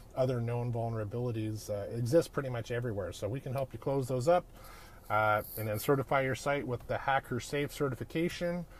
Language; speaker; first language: English; native; English